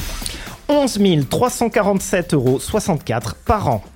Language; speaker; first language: French; native; French